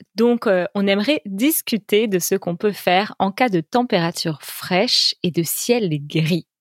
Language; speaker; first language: French; native; French